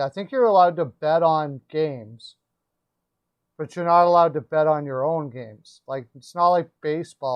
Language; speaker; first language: English; native; English